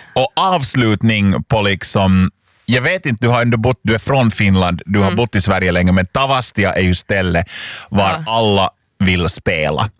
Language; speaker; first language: Swedish; native; Swedish